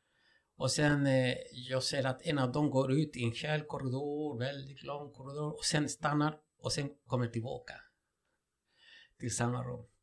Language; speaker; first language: Swedish; non-native, fluent; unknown